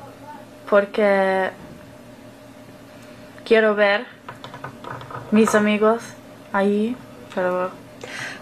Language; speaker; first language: Spanish; non-native, learner; English